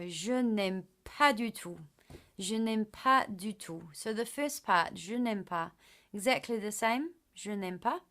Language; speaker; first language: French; non-native, fluent; English